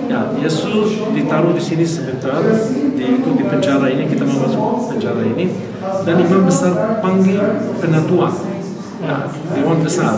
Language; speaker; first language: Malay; non-native, fluent; Hebrew